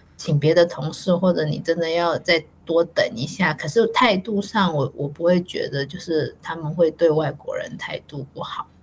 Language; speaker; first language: Chinese; native; Chinese